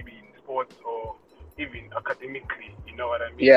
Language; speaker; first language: English; non-native, local second language; Xhosa